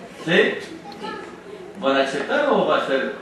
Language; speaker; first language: Spanish; non-native, fluent; French